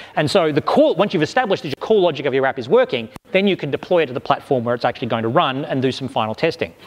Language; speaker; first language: English; native; English